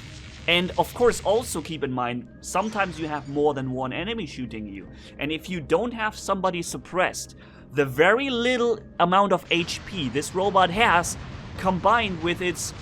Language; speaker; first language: English; non-native, fluent; German